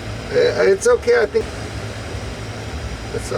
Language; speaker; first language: English; native; English